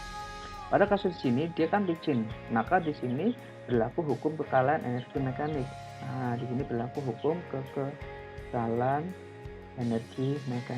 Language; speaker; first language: Indonesian; native; Indonesian